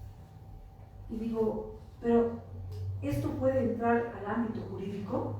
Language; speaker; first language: Spanish; native; Spanish